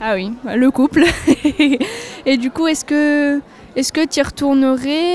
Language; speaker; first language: French; native; French